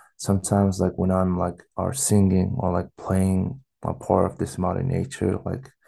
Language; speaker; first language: English; non-native, fluent; Mongolian